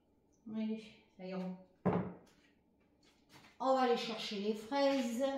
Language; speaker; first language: French; native; French